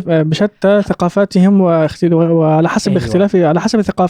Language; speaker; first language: Arabic; native; Arabic